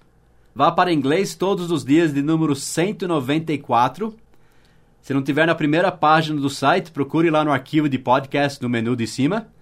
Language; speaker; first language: Portuguese; non-native, fluent; English